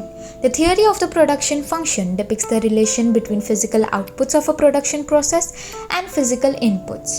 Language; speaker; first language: English; non-native, local second language; Gujarati